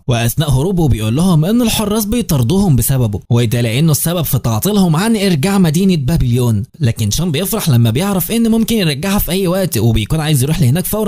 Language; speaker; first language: Arabic; native; Arabic